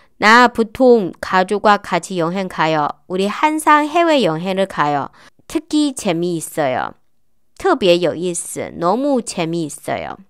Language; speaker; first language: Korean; non-native, fluent; Chinese